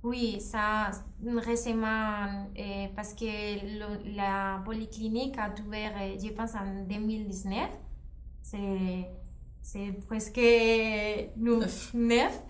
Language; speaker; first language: French; non-native, fluent; Spanish